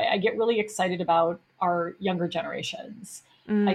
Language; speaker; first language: English; native; English